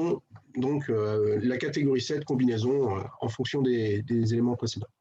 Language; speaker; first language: French; native; French